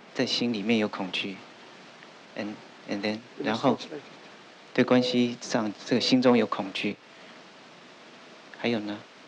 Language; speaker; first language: Chinese; native; Chinese